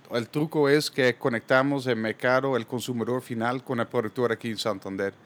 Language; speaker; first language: Spanish; non-native, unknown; Dutch